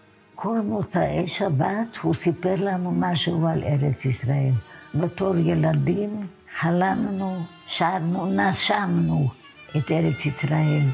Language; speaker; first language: Hebrew; non-native, fluent; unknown